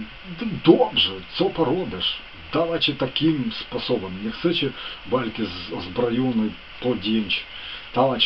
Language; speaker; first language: Polish; non-native, fluent; Ukrainian